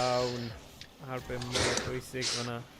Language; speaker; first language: Welsh; non-native, local second language; English